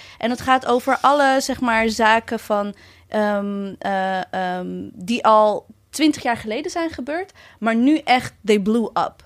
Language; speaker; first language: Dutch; early bilingual, other home language; Amharic